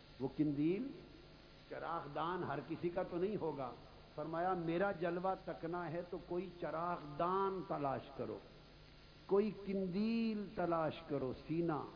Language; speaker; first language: Urdu; non-native, local second language; Punjabi